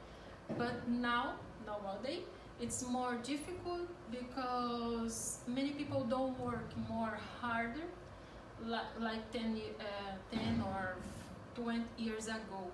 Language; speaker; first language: English; non-native, learner; Portuguese